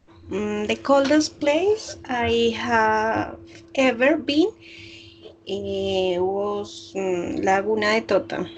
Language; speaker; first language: English; non-native, learner; Spanish